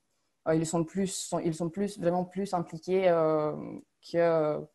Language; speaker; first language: French; non-native, fluent; Romanian